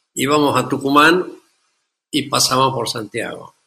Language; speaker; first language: Spanish; native; Spanish